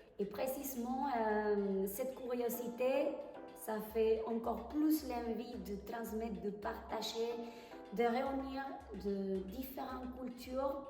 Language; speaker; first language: French; non-native, fluent; Spanish